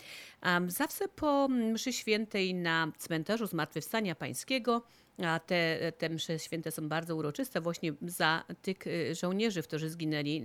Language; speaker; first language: Polish; native; Polish